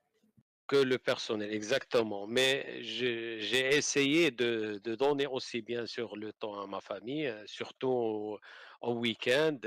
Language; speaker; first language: French; non-native, learner; Arabic